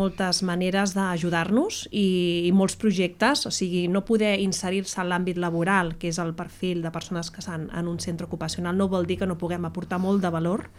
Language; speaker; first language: Catalan; native; Catalan